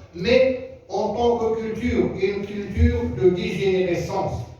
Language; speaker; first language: French; non-native, local second language; Arabic